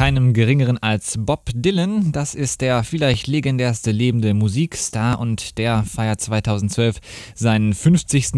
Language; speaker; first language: German; native; German